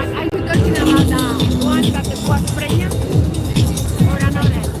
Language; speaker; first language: English; non-native, fluent; Spanish